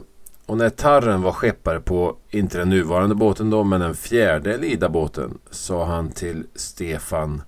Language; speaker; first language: Swedish; native; Swedish